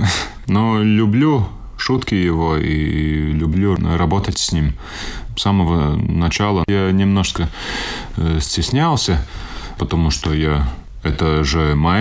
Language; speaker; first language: Russian; non-native, local second language; Latvian